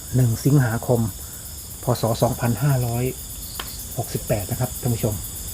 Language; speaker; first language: Thai; native; Thai